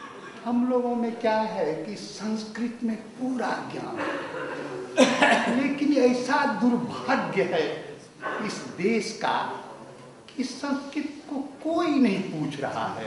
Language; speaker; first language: Hindi; native; Hindi